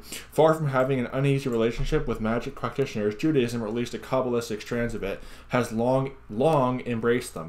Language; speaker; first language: English; native; English